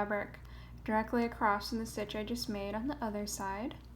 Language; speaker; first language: English; native; English